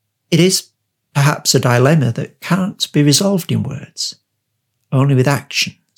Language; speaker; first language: English; native; English